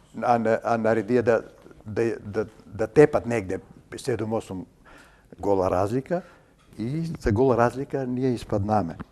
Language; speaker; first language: Macedonian; native; Macedonian